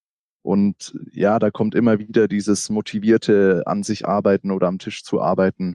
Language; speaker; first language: German; native; German